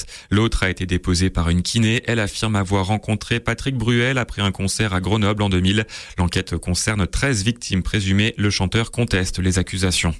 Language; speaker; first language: French; native; French